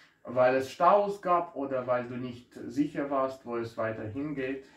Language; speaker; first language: German; non-native, fluent; Ukrainian